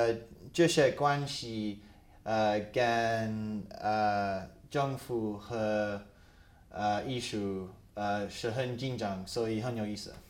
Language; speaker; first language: Chinese; non-native, fluent; English